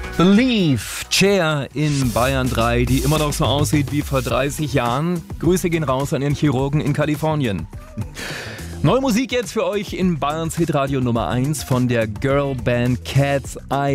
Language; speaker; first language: German; native; German